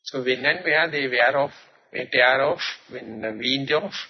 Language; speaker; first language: English; non-native, local second language; Sinhala